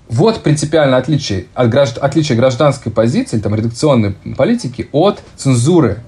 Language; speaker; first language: Russian; native; Russian